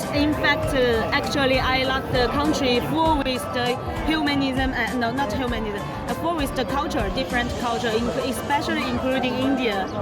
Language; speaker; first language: English; non-native, learner; Chinese